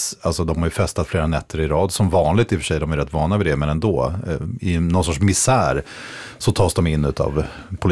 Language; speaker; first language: Swedish; native; Swedish